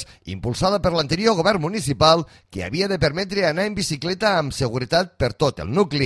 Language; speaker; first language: Catalan; native; Catalan